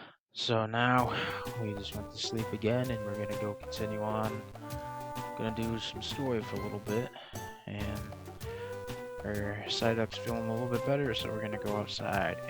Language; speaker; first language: English; native; English